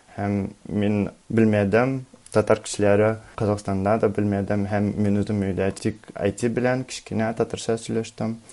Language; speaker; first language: Tatar; non-native, learner; Russian